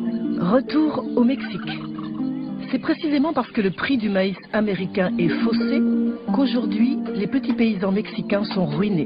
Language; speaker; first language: French; native; French